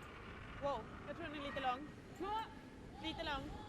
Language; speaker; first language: Swedish; native; Swedish